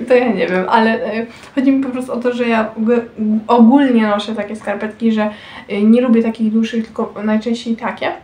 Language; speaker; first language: Polish; native; Polish